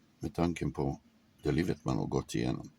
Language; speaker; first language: Swedish; non-native, fluent; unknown